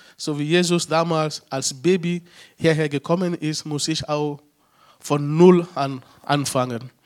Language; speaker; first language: German; non-native, fluent; Ewe